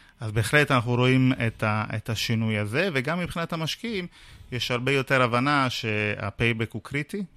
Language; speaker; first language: Hebrew; non-native, fluent; Italian